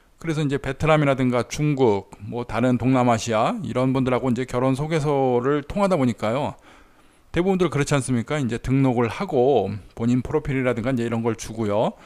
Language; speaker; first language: Korean; native; Korean